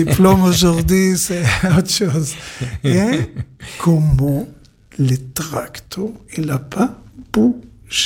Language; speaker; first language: French; non-native, learner; Hebrew